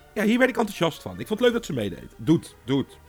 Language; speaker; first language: Dutch; native; Dutch